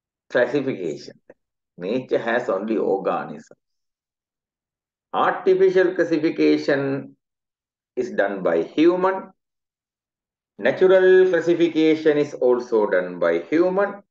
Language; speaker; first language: English; non-native, local second language; Tamil